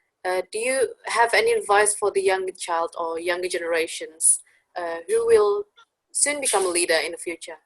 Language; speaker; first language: English; non-native, fluent; Indonesian